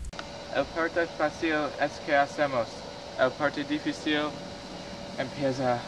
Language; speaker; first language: Spanish; non-native, learner; English